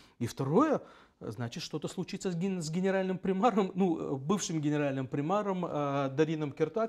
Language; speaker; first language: Russian; native; Russian